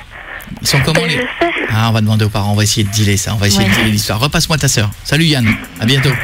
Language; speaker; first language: French; native; French